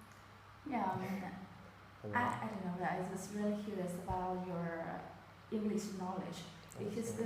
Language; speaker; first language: English; non-native, fluent; Vietnamese